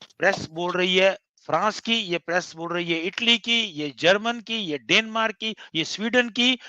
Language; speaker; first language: Hindi; non-native, local second language; Punjabi